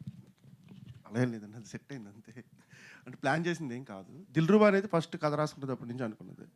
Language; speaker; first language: Telugu; native; Telugu